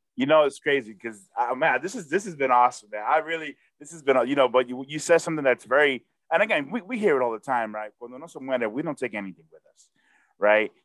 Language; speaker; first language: English; early bilingual, other home language; Spanish